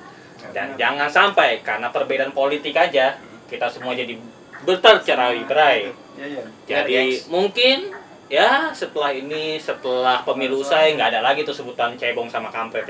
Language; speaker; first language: Indonesian; native; Indonesian